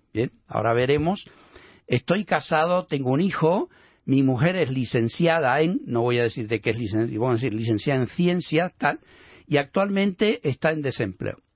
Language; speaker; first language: Spanish; native; Spanish